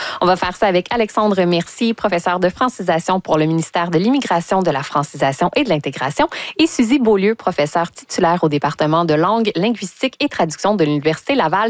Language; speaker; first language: French; native; French